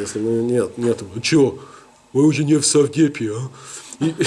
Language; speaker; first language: Russian; non-native, learner; English